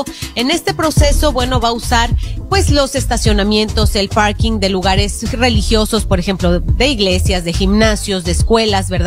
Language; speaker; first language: Spanish; native; Spanish